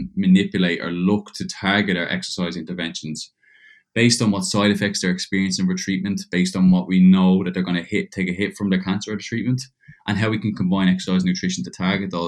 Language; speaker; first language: English; native; English